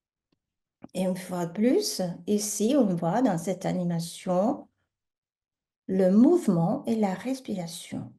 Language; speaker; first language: French; native; French